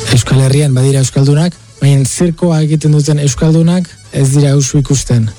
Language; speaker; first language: Basque; native; Basque